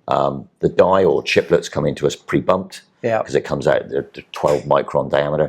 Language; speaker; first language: English; native; English